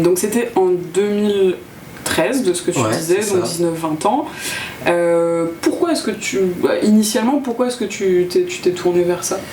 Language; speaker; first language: French; native; French